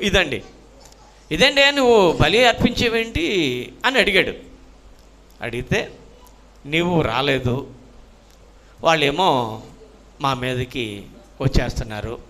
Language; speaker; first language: Telugu; native; Telugu